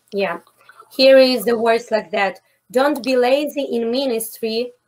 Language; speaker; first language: English; non-native, fluent; Ukrainian